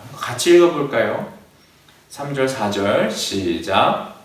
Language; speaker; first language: Korean; native; Korean